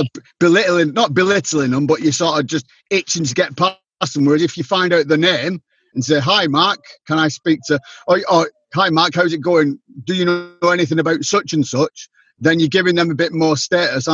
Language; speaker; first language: English; native; English